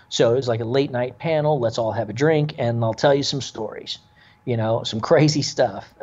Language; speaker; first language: English; native; English